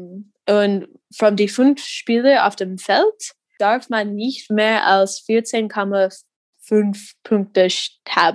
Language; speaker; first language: German; non-native, fluent; English